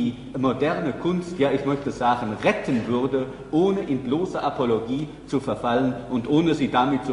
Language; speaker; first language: German; native; German